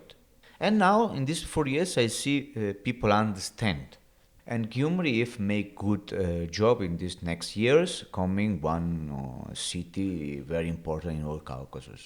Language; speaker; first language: English; non-native, learner; Italian